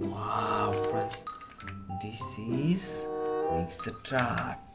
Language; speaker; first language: English; non-native, learner; Indonesian